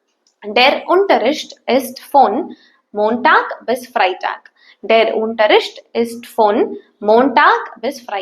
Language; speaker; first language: German; non-native, fluent; Tamil